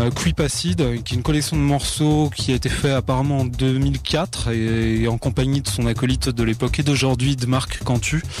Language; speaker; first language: French; native; French